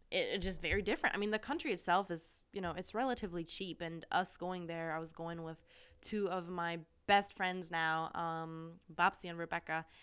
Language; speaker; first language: English; non-native, fluent; German